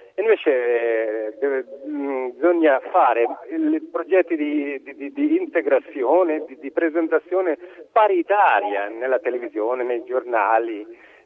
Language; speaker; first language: Italian; non-native, fluent; Urdu